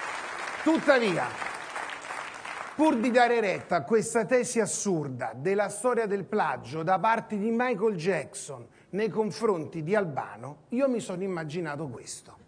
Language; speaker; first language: Italian; native; Italian